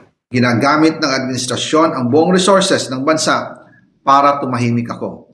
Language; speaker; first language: Filipino; native; Filipino